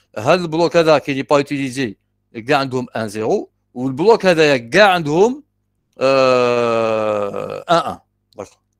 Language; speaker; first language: French; non-native, local second language; Arabic